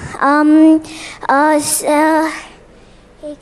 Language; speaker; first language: Hindi; non-native, local second language; Bangla